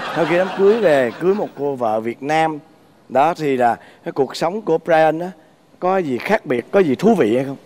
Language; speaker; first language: Vietnamese; native; Vietnamese